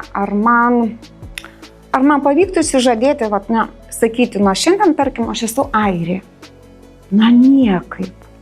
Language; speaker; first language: Lithuanian; native; Lithuanian